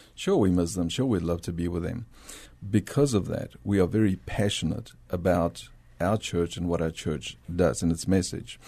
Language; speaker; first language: English; early bilingual, other home language; Spanish